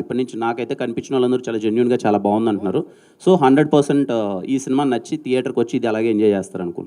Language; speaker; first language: Telugu; native; Telugu